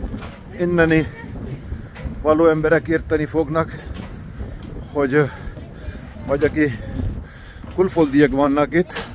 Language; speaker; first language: Hungarian; non-native, learner; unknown